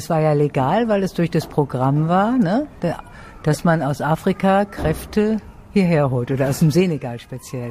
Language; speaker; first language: German; native; German